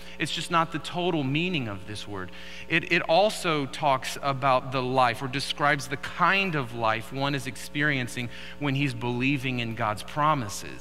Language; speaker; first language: English; native; English